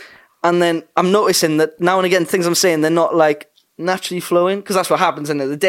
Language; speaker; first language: English; native; English